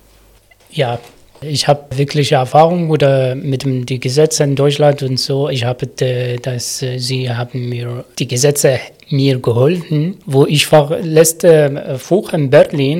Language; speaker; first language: German; non-native, learner; Arabic